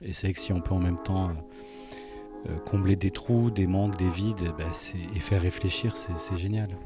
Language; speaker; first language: French; native; French